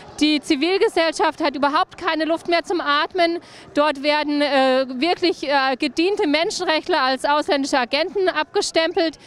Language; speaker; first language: German; native; German